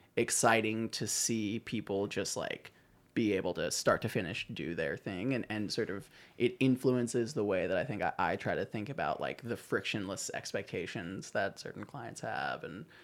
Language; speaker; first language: English; native; English